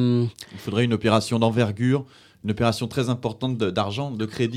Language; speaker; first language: French; native; French